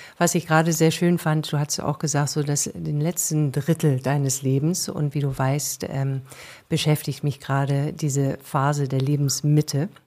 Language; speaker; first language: German; native; German